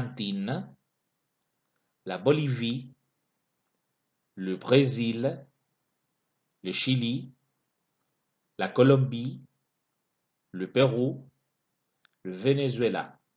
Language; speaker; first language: French; non-native, fluent; Spanish